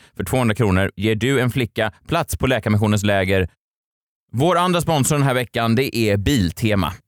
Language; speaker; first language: Swedish; native; Swedish